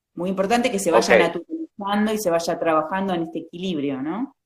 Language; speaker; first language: Spanish; native; Spanish